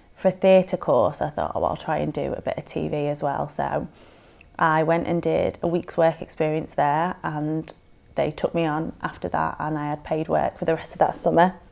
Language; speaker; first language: English; native; English